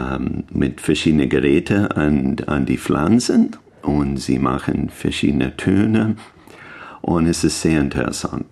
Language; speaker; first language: German; non-native, learner; English